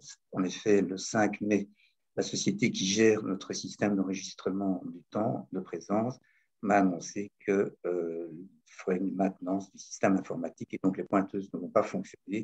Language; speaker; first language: French; native; French